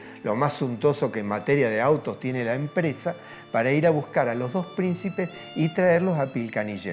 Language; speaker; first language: Spanish; native; Spanish